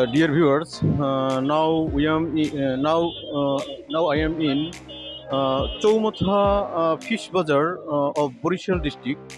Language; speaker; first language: English; non-native, learner; Bangla